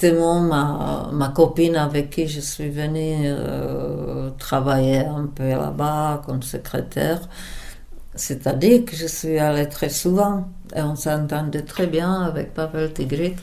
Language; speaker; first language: French; non-native, fluent; Czech